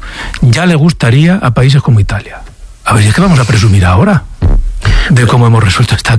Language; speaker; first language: Spanish; native; Spanish